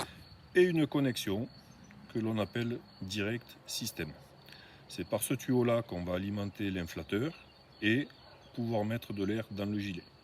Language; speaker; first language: French; native; French